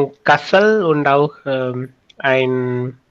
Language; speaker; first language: German; non-native, fluent; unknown